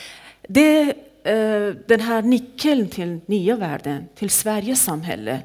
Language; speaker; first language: Swedish; non-native, fluent; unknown